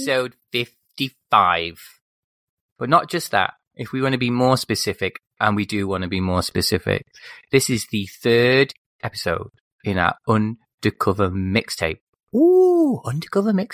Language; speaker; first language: English; native; English